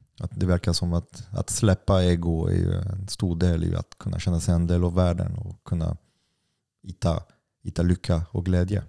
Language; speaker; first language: Swedish; non-native, fluent; French